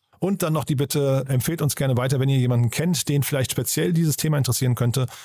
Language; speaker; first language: German; native; German